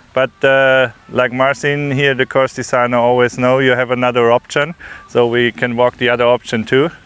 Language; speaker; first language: English; non-native, fluent; German